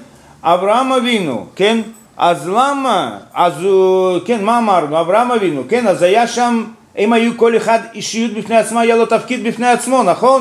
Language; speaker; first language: Hebrew; non-native, fluent; Russian